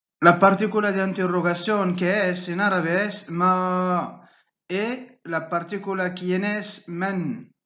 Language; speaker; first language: Spanish; non-native, fluent; Arabic